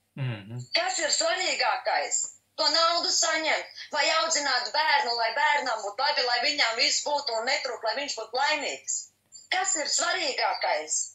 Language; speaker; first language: Latvian; native; Latvian